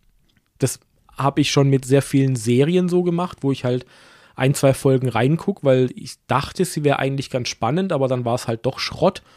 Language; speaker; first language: German; native; German